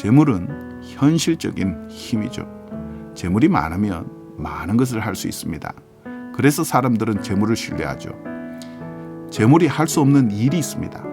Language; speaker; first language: Korean; native; Korean